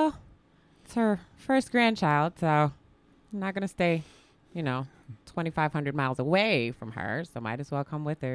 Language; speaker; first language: English; native; English